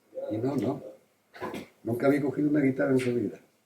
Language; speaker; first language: Spanish; native; Spanish